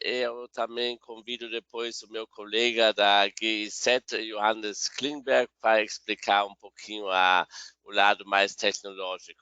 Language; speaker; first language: Portuguese; non-native, fluent; German